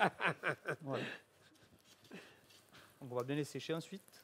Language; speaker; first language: French; native; French